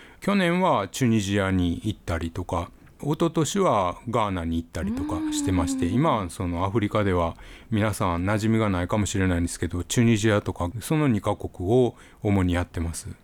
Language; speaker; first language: Japanese; native; Japanese